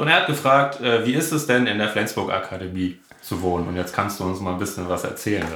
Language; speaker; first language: German; native; German